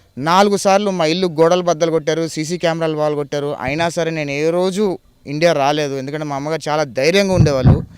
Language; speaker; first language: Telugu; native; Telugu